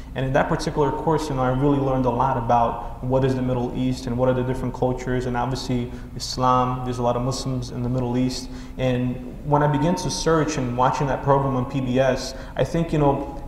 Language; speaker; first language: English; non-native, fluent; Portuguese